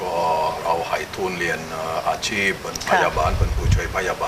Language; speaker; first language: Thai; non-native, fluent; Indonesian